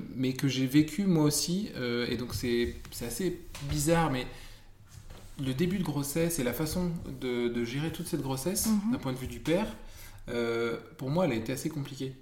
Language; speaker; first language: French; native; French